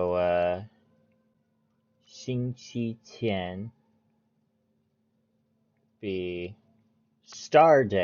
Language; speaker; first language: Chinese; non-native, learner; English